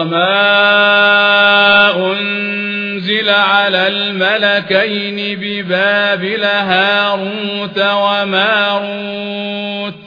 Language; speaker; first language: Arabic; native; Arabic